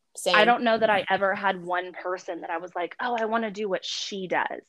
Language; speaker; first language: English; native; English